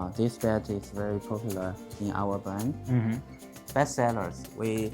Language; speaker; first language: English; non-native, learner; Chinese